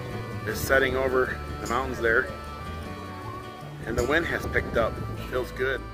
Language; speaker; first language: English; native; English